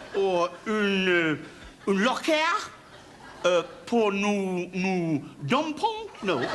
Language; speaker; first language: French; non-native, learner; English